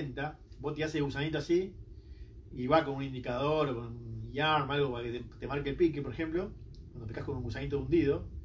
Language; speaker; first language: Spanish; native; Spanish